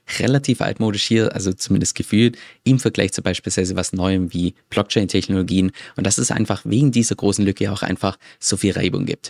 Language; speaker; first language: German; native; German